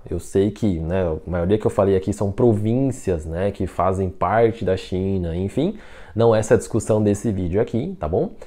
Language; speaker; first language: Portuguese; non-native, fluent; Chinese